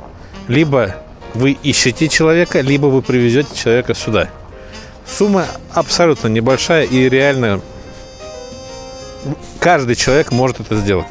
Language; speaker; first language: Russian; native; Russian